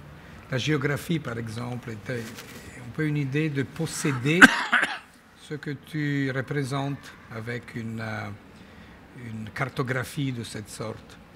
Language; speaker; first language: French; non-native, fluent; Italian